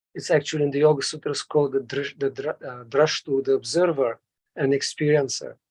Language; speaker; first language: English; non-native, fluent; Bulgarian